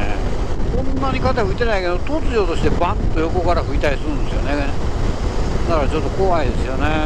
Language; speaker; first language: Japanese; native; Japanese